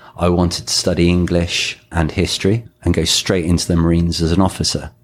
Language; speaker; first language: English; native; English